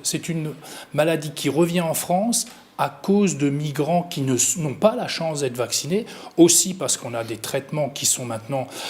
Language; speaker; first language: French; native; French